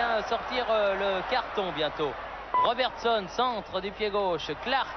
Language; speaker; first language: French; native; French